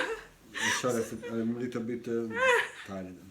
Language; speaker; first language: English; non-native, learner; Italian